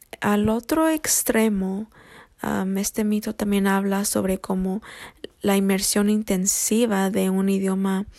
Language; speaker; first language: Spanish; early bilingual, heritage; Spanish